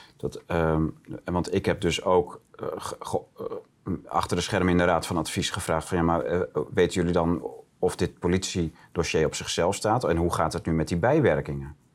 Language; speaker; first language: Dutch; native; Dutch